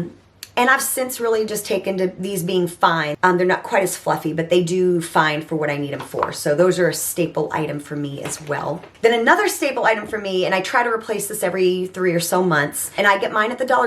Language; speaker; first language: English; native; English